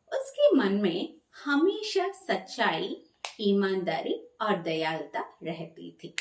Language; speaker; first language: Hindi; non-native, local second language; Malayalam